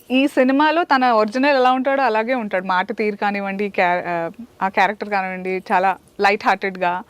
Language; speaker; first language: Telugu; native; Telugu